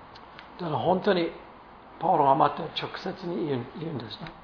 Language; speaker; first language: Japanese; non-native, fluent; English